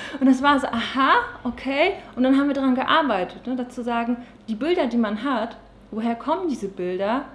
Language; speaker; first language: German; early bilingual, other home language; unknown